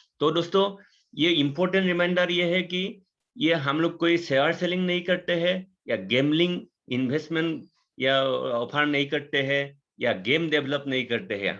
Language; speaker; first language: Hindi; non-native, local second language; Assamese